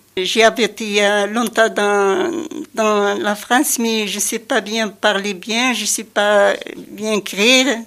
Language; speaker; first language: French; non-native, learner; Arabic